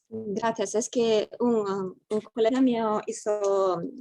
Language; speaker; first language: Spanish; non-native, fluent; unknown